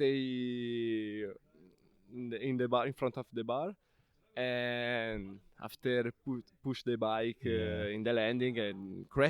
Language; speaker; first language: English; non-native, learner; Italian